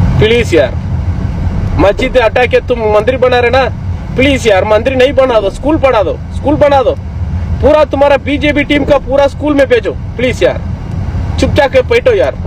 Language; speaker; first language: Hindi; non-native, local second language; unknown